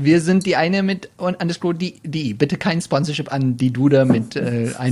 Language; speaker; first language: German; non-native, fluent; English